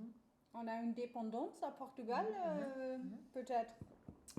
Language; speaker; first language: French; non-native, fluent; German